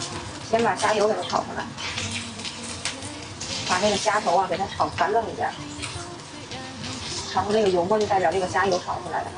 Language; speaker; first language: Chinese; native; Chinese